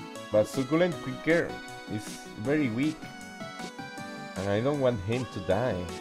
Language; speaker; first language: English; non-native, learner; Spanish